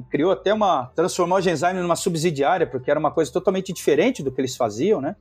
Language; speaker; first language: Portuguese; native; Portuguese